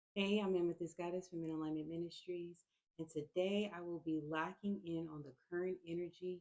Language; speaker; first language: English; native; English